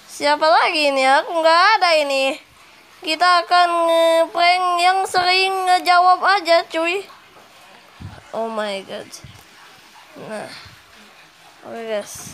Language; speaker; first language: Indonesian; native; Indonesian